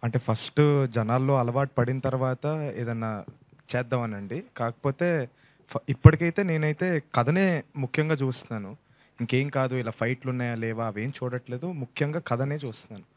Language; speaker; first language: Telugu; native; Telugu